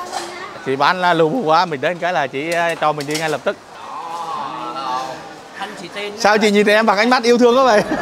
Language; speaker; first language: Vietnamese; native; Vietnamese